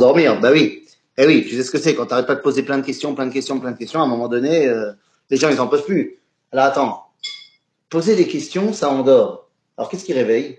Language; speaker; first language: French; native; French